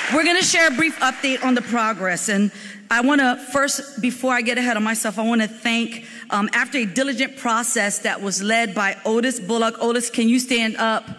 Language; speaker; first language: English; native; English